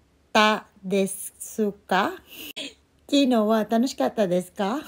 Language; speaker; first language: Japanese; non-native, fluent; Filipino